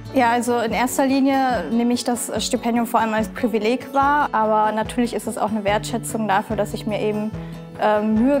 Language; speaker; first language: German; native; German